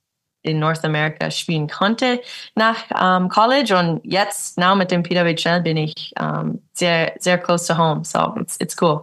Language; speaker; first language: German; early bilingual, heritage; English